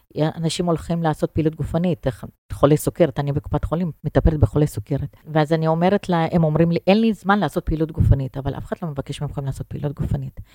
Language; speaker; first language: Hebrew; non-native, fluent; Russian